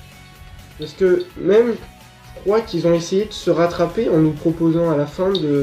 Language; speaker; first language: French; native; French